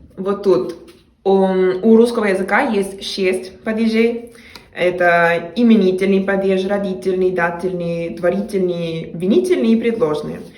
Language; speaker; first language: Russian; non-native, fluent; Spanish